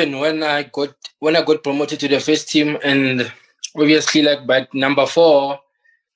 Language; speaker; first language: English; non-native, local second language; Southern Sotho